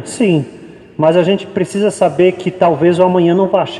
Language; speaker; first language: Portuguese; native; Portuguese